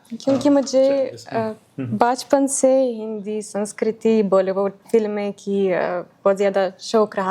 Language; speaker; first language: Hindi; non-native, fluent; Ukrainian